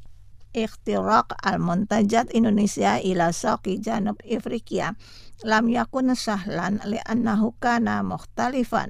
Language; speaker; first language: Arabic; non-native, fluent; Indonesian